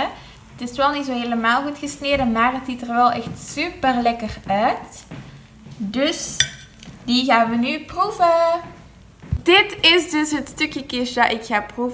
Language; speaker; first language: Dutch; native; Dutch